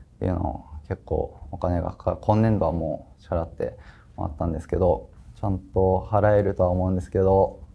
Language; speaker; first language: Japanese; native; Japanese